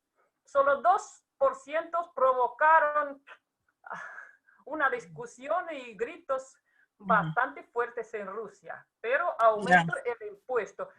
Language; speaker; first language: Spanish; non-native, fluent; Russian